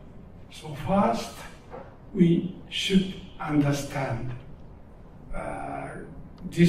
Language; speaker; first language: English; non-native, learner; Japanese